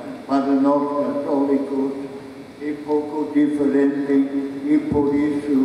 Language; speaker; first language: Portuguese; non-native, fluent; English